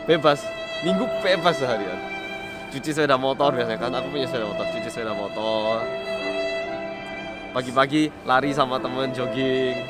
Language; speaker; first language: Indonesian; early bilingual, other home language; Korean